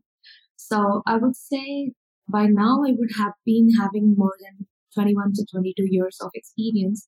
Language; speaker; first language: English; non-native, local second language; Tamil